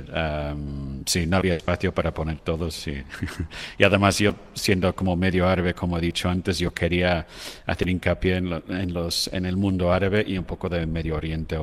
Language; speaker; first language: Spanish; non-native, fluent; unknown